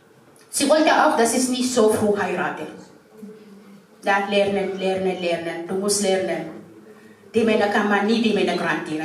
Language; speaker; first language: German; non-native, fluent; Arabic